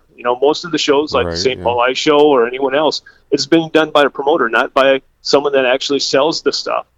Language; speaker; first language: English; native; English